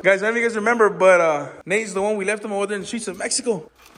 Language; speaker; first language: English; early bilingual, other home language; Spanish